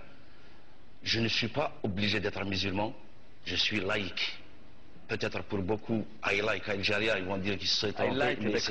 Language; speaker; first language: French; non-native, local second language; Kabyle